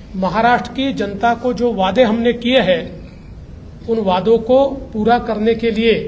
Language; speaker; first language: Hindi; non-native, local second language; Marathi